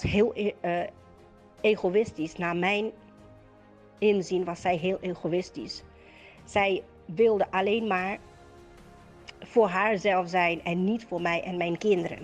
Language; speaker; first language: Dutch; native; Dutch